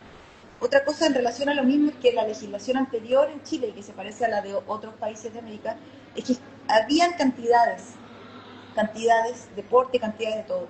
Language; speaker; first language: Spanish; native; Spanish